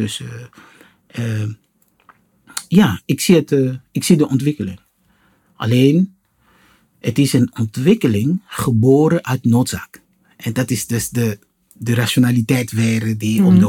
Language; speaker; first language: Dutch; non-native, fluent; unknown